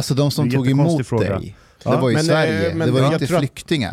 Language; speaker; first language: Swedish; non-native, fluent; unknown